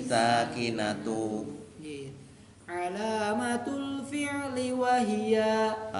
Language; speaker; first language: Arabic; non-native, learner; Indonesian